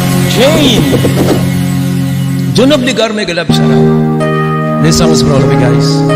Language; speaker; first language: English; non-native, local second language; Filipino